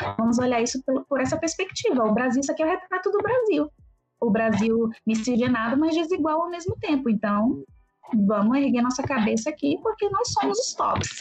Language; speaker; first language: Portuguese; native; Portuguese